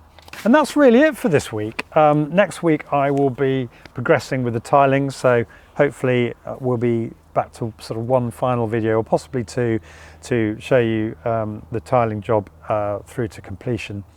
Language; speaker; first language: English; native; English